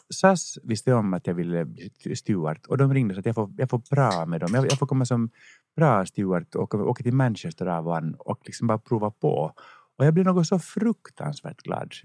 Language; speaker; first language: Swedish; native; Swedish